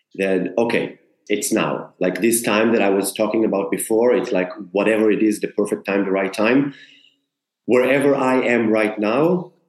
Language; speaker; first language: English; non-native, fluent; Hebrew